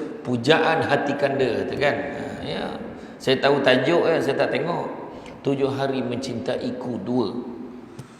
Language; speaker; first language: Malay; native; Malay